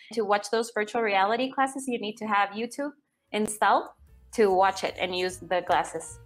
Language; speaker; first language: English; non-native, fluent; Spanish